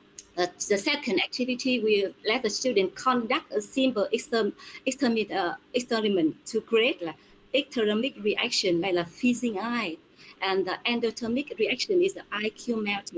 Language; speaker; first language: English; non-native, fluent; Vietnamese